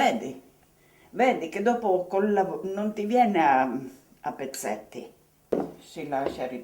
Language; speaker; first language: Italian; non-native, local second language; Slovenian